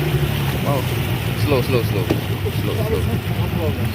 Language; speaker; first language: English; non-native, fluent; Malay